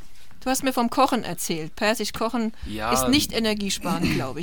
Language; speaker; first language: German; native; German